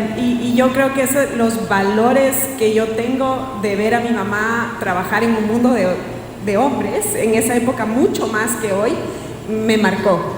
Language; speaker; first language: Spanish; native; Spanish